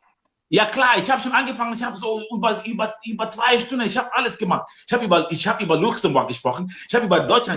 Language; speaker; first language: German; non-native, learner; Swahili